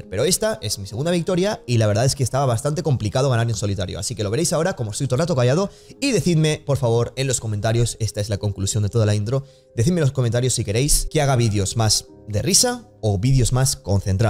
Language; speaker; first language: Spanish; native; Spanish